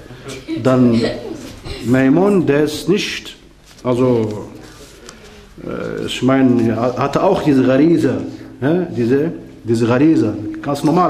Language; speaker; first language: German; non-native, learner; Arabic